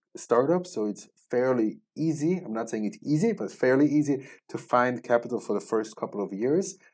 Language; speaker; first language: English; non-native, fluent; Swiss German